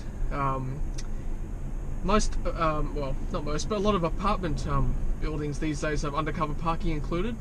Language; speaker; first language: English; native; English